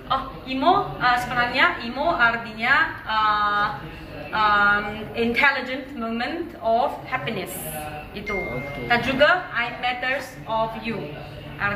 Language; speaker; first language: Indonesian; non-native, learner; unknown